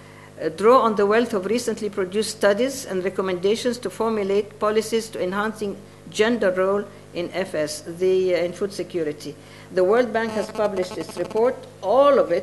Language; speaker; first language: English; non-native, fluent; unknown